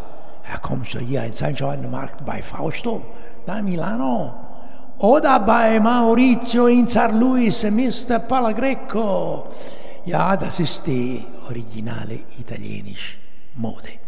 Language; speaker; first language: German; non-native, learner; Italian